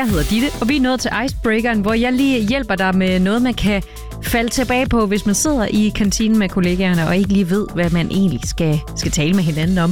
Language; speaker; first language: Danish; native; Danish